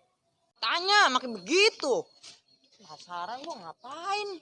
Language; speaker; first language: Indonesian; native; Indonesian